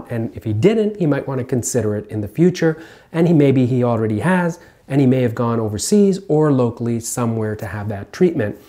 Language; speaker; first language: English; native; English